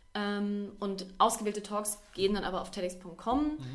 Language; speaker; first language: German; native; German